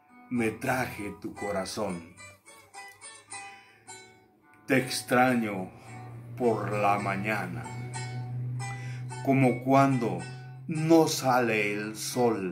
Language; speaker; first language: Spanish; native; Spanish